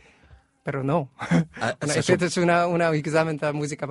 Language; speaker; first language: Catalan; non-native, learner; Korean